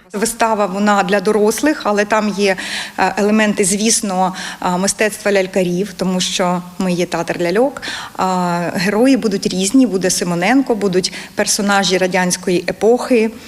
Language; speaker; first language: Ukrainian; non-native, local second language; Russian